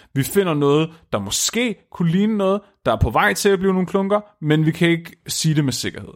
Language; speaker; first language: Danish; native; Danish